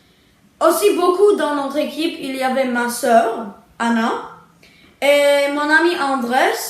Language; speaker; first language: French; early bilingual, other home language; Czech